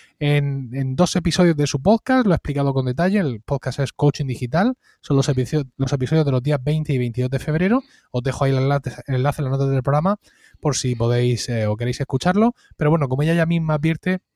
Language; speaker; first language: Spanish; native; Spanish